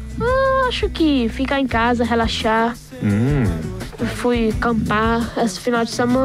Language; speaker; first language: Portuguese; early bilingual, heritage; Portuguese